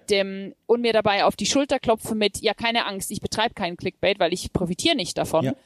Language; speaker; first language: German; native; German